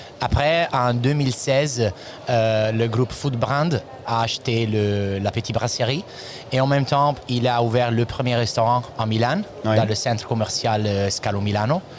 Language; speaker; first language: French; non-native, learner; Italian